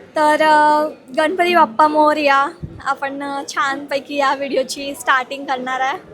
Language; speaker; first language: Marathi; non-native, local second language; Lambadi